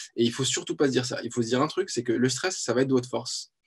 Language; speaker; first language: French; native; French